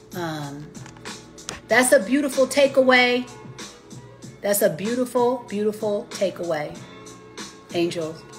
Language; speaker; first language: English; native; English